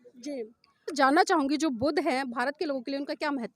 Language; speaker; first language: Hindi; native; Hindi